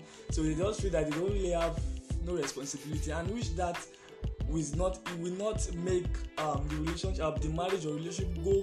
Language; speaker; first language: English; non-native, local second language; Yoruba